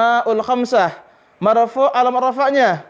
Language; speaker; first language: Arabic; non-native, fluent; Indonesian